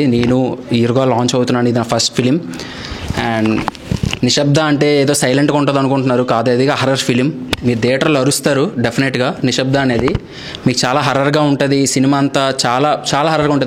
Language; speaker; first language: Telugu; native; Telugu